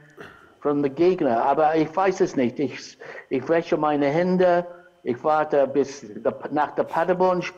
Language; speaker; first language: German; non-native, fluent; English